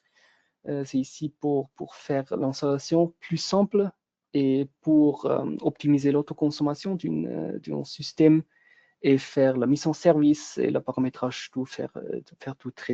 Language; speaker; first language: French; non-native, local second language; German